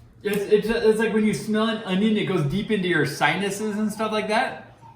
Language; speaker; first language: English; native; English